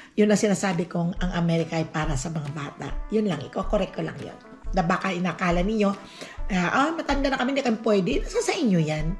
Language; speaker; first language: Filipino; native; Filipino